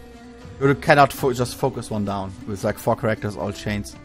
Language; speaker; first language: English; non-native, fluent; German